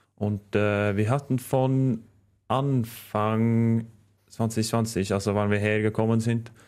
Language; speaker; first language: German; non-native, fluent; Norwegian